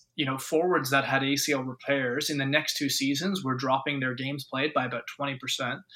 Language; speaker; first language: English; native; English